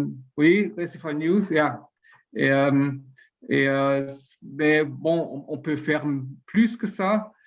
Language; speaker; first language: French; non-native, learner; German